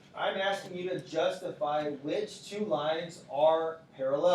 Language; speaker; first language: English; native; English